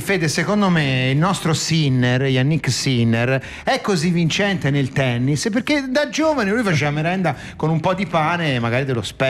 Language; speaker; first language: Italian; native; Italian